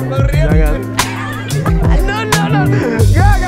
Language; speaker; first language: Indonesian; non-native, learner; English